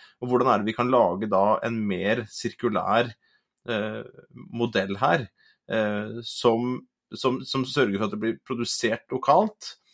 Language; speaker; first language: Norwegian; native; Norwegian